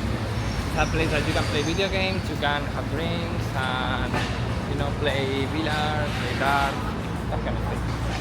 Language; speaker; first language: English; non-native, fluent; Spanish